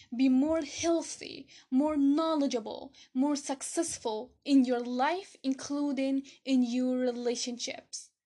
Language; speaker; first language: English; non-native, fluent; Arabic